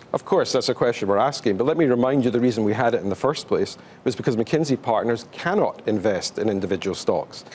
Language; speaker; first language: English; native; English